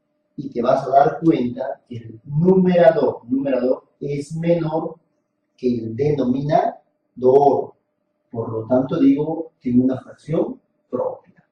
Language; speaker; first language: Spanish; native; Spanish